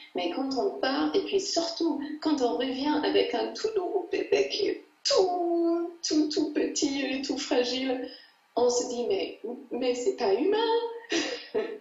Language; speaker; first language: French; non-native, fluent; English